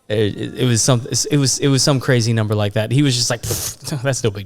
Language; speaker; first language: English; native; English